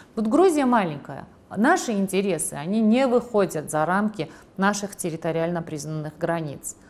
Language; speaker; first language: Russian; non-native, local second language; Georgian